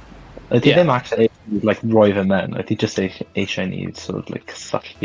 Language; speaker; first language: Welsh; non-native, local second language; English